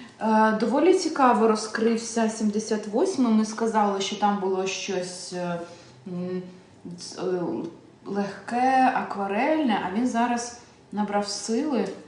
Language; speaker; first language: Ukrainian; non-native, local second language; Russian